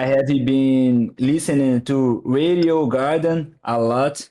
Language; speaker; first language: English; non-native, learner; Portuguese